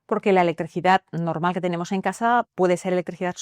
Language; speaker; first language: Spanish; native; Spanish